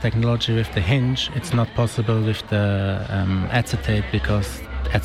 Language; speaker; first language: English; non-native, fluent; Persian